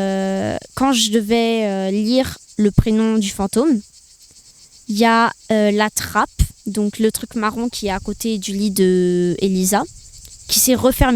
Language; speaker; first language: French; early bilingual, other home language; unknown